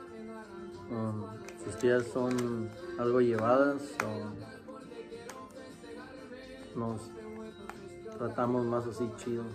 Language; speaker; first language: Spanish; early bilingual, other home language; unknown